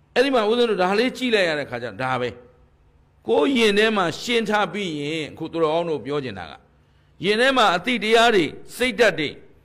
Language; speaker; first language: Burmese; native; Burmese